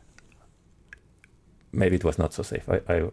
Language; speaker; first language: English; non-native, fluent; Spanish